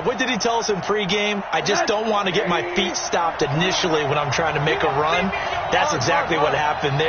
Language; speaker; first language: English; native; English